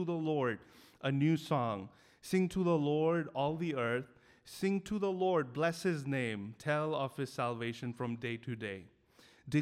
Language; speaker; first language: English; non-native, local second language; Hindi